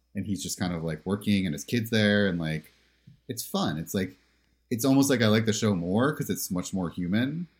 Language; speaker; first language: English; native; English